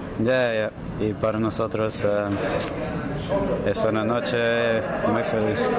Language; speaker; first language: Spanish; early bilingual, heritage; English